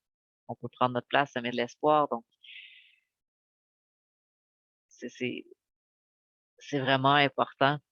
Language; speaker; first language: French; native; French